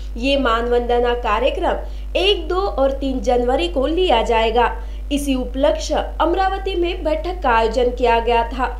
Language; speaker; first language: Hindi; non-native, local second language; Marathi